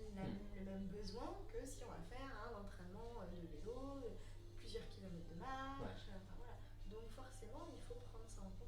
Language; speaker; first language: French; native; French